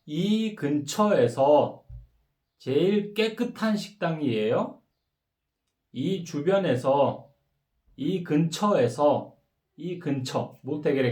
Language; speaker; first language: Korean; non-native, fluent; Kyrgyz